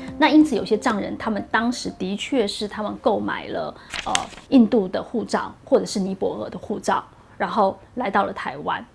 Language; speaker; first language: Chinese; native; Chinese